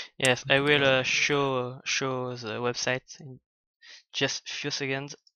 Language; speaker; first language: English; non-native, learner; French